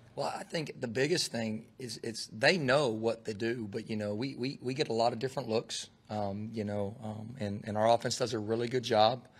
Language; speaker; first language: English; native; English